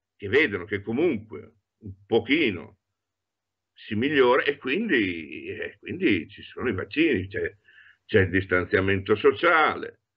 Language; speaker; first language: Italian; native; Italian